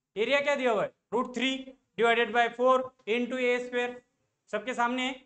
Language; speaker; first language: Hindi; non-native, local second language; Marathi